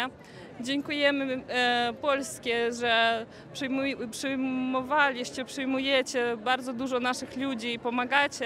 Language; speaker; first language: Polish; non-native, fluent; Ukrainian